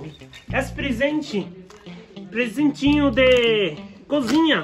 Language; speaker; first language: Portuguese; non-native, learner; Hindi